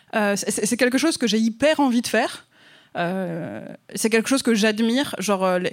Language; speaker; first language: French; native; French